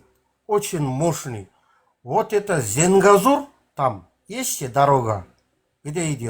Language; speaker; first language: Russian; non-native, local second language; Kazakh